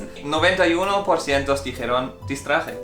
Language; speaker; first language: Spanish; non-native, fluent; English